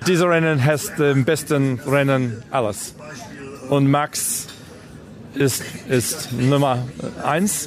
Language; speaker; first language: German; non-native, learner; English